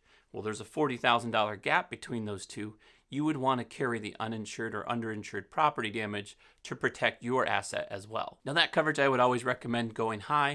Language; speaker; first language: English; native; English